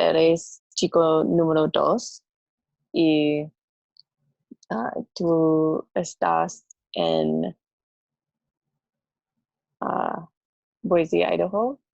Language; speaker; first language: Spanish; non-native, learner; English